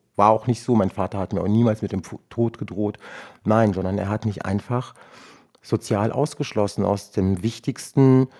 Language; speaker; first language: German; non-native, local second language; Romany